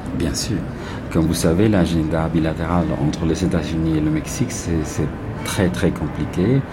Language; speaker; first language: French; non-native, fluent; Spanish